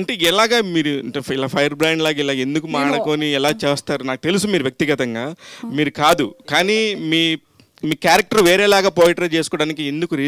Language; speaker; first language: Telugu; native; Telugu